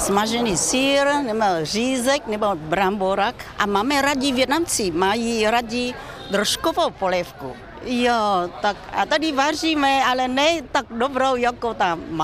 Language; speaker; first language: Czech; non-native, fluent; Vietnamese